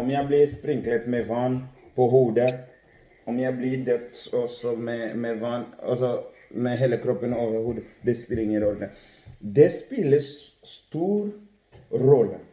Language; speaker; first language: Norwegian; non-native, fluent; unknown